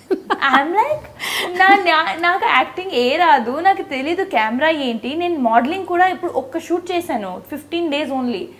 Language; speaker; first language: Telugu; non-native, local second language; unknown